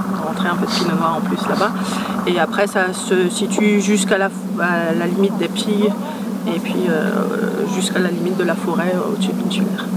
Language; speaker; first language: French; native; French